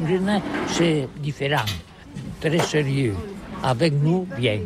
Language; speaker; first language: French; non-native, learner; Catalan